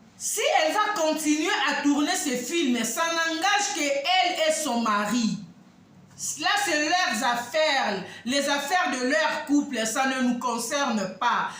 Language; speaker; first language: French; non-native, local second language; Lingala